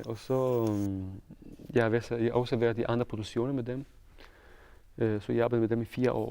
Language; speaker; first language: Danish; non-native, fluent; Italian